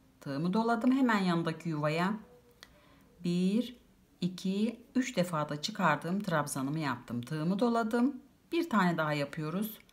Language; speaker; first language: Turkish; native; Turkish